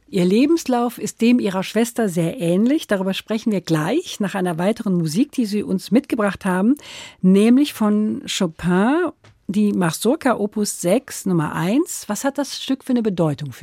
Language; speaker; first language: German; native; German